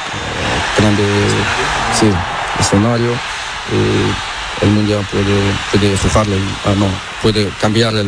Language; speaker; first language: Spanish; non-native, learner; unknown